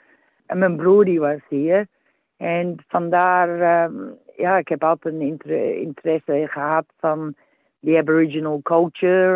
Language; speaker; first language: Dutch; early bilingual, heritage; Dutch